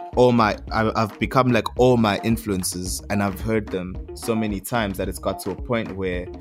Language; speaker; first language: English; non-native, local second language; Zulu